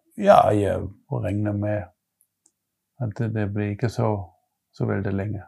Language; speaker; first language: Norwegian; non-native, fluent; German